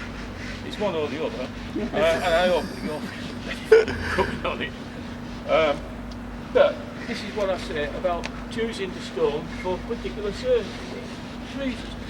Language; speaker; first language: English; native; English